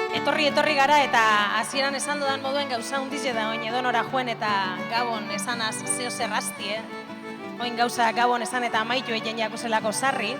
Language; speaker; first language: Basque; native; Basque